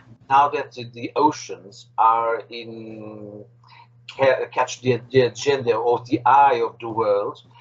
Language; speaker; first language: English; non-native, fluent; Portuguese